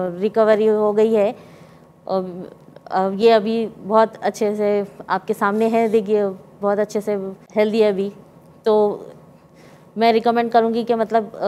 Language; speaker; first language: Hindi; native; Hindi